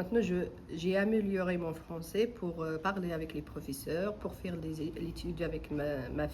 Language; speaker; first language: French; non-native, fluent; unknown